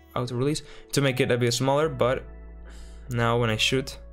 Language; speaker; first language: English; non-native, fluent; Spanish